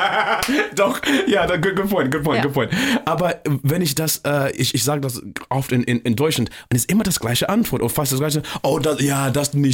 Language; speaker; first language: German; non-native, fluent; English